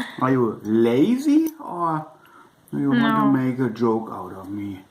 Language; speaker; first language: English; non-native, fluent; German